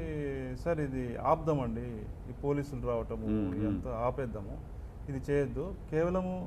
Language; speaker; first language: Telugu; native; Telugu